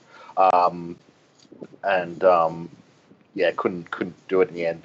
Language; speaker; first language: English; native; English